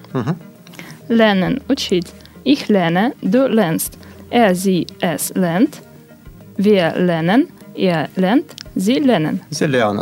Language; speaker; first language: German; non-native, learner; Russian